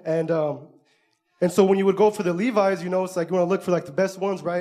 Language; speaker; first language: English; early bilingual, other home language; Spanish